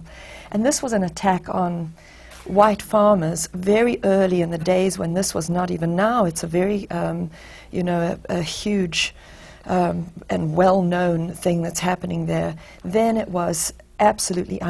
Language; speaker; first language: English; native; English